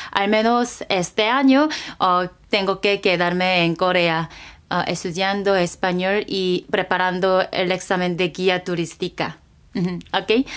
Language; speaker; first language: Spanish; non-native, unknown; Korean